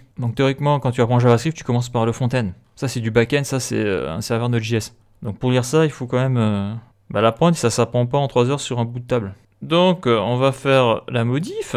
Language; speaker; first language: French; native; French